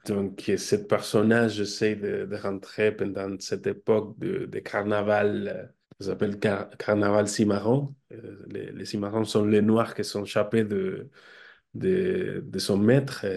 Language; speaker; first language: French; non-native, fluent; Spanish